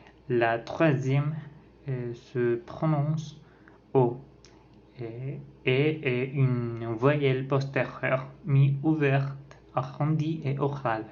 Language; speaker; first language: French; non-native, learner; Spanish